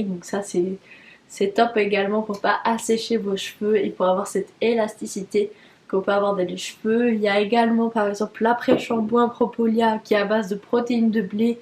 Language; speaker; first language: French; native; French